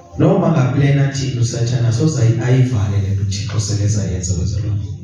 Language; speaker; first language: Zulu; non-native, local second language; Xhosa